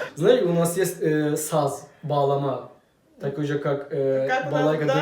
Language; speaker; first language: Russian; non-native, learner; Turkish